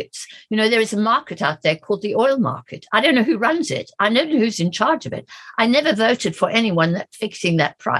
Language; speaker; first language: English; native; English